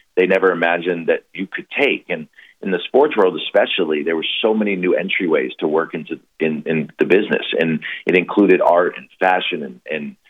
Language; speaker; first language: English; native; English